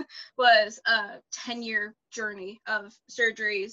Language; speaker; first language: English; native; English